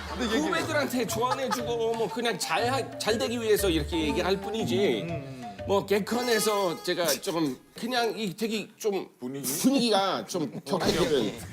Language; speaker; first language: Korean; non-native, fluent; English